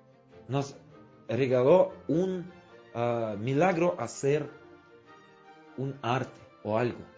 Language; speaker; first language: Spanish; non-native, fluent; Russian